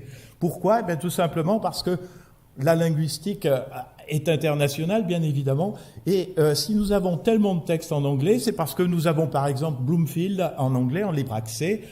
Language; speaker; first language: French; native; French